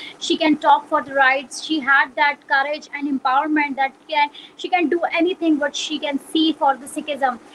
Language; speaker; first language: English; non-native, local second language; Punjabi